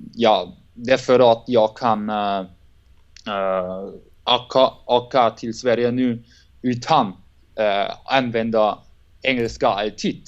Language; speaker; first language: Swedish; non-native, learner; German